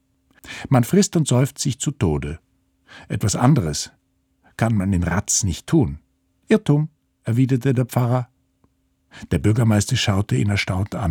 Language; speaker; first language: German; native; German